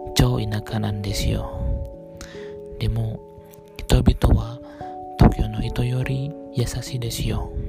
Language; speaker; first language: Japanese; non-native, fluent; Indonesian